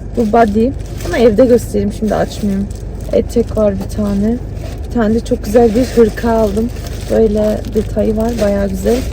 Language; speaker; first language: Turkish; early bilingual, other home language; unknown